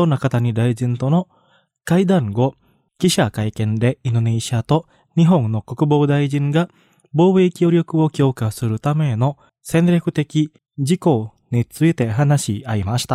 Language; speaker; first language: Japanese; non-native, fluent; Indonesian